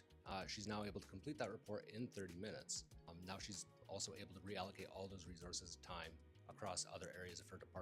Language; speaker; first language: English; native; English